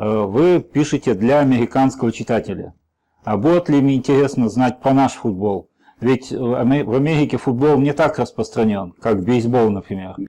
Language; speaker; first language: Russian; native; Russian